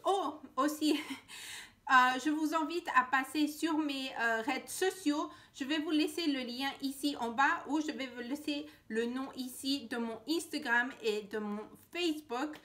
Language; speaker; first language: French; non-native, fluent; Spanish